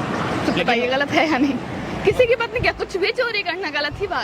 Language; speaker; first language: Hindi; native; Hindi